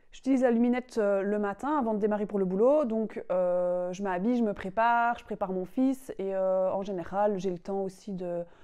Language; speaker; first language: French; native; French